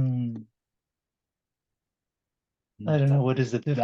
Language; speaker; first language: English; non-native, learner; Spanish